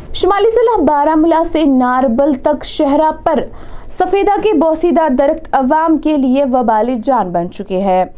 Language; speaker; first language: Urdu; non-native, local second language; Kashmiri